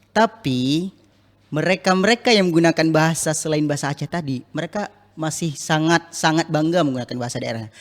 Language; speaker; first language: Indonesian; non-native, local second language; Minangkabau